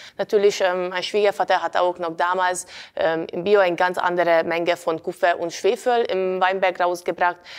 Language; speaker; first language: German; non-native, fluent; Hungarian